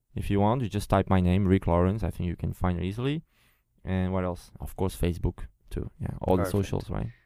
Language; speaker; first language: English; non-native, fluent; Portuguese